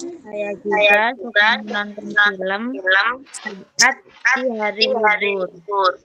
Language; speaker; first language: Indonesian; non-native, learner; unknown